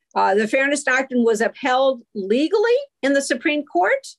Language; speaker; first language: English; native; English